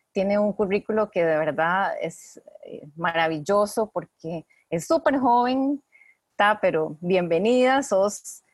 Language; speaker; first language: Spanish; native; Spanish